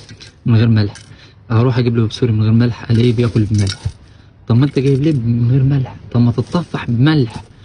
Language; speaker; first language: Arabic; native; Arabic